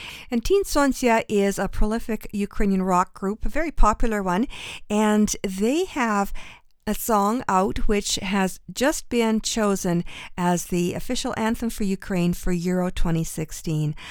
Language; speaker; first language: English; early bilingual, other home language; Ukrainian